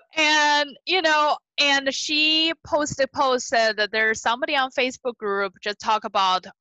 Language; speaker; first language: English; non-native, fluent; Chinese